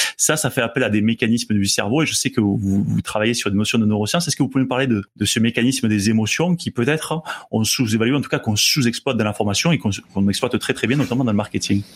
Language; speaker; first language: French; native; French